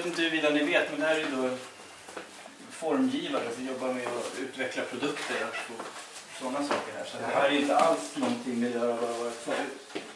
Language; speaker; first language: Swedish; native; Swedish